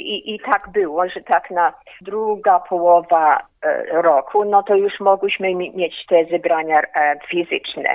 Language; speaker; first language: Polish; early bilingual, heritage; Polish